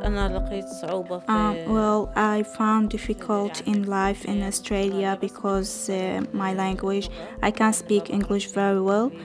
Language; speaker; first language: English; non-native, fluent; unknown